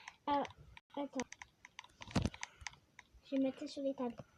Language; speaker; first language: French; native; French